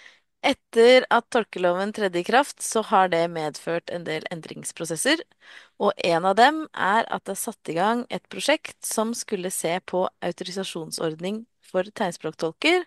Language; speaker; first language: Norwegian; native; Norwegian